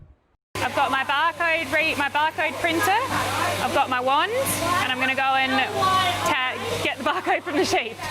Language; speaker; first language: English; native; English